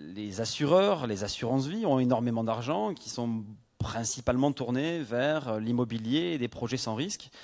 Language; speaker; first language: French; native; French